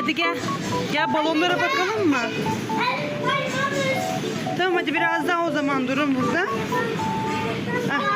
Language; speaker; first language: Turkish; native; Turkish